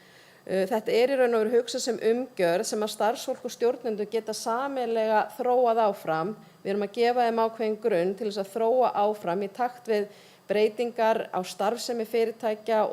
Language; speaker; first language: Icelandic; native; Icelandic